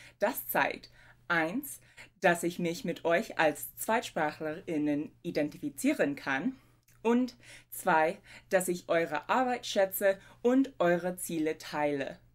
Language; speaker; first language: German; non-native, fluent; English